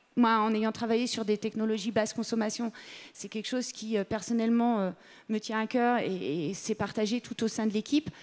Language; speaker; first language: French; native; French